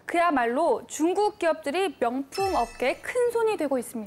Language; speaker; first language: Korean; native; Korean